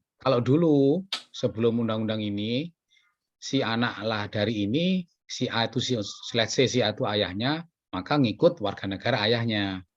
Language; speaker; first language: Indonesian; native; Indonesian